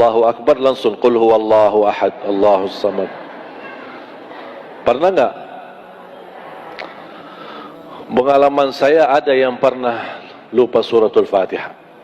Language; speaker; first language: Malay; non-native, fluent; Arabic